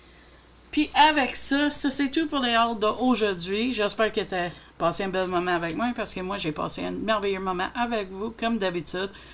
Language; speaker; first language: French; native; French